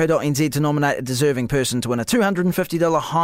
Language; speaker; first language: English; native; English